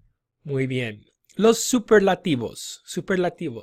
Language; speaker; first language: Spanish; non-native, fluent; English